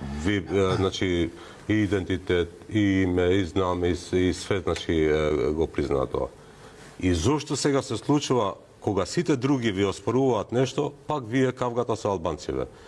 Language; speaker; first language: Macedonian; non-native, local second language; Albanian